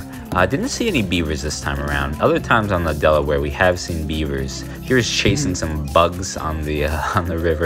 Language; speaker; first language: English; native; English